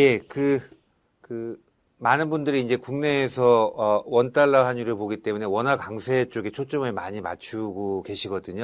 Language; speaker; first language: Korean; native; Korean